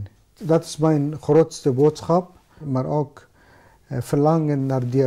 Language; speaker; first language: Dutch; non-native, fluent; Persian